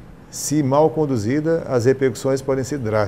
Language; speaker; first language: Portuguese; native; Portuguese